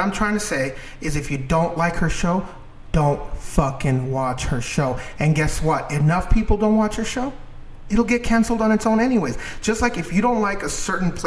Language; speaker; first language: English; non-native, fluent; Spanish